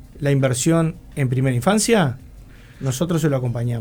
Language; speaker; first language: Spanish; native; Spanish